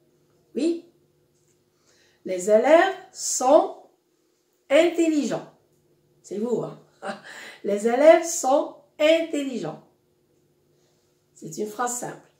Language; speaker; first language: French; non-native, local second language; Arabic